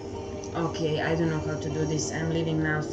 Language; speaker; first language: English; non-native, fluent; Serbian